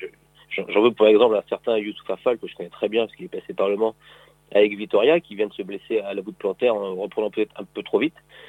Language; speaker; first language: French; native; French